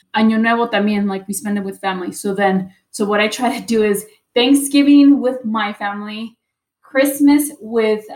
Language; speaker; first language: English; early bilingual, other home language; Spanish